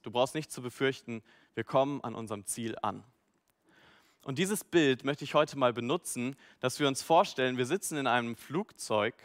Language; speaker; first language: German; native; German